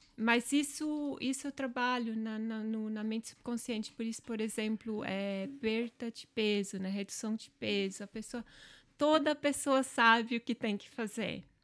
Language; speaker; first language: Portuguese; non-native, local second language; German